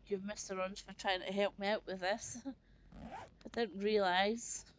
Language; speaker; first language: English; native; English